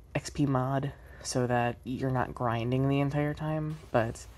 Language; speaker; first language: English; native; English